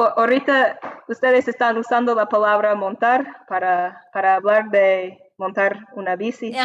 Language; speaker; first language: Spanish; non-native, learner; English